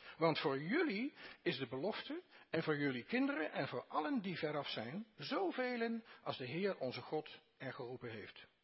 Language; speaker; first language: Dutch; native; Dutch